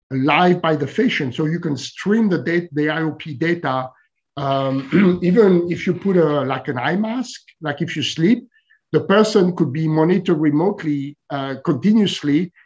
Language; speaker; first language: English; non-native, fluent; French